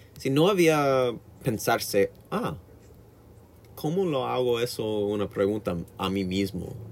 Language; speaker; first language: Spanish; non-native, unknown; English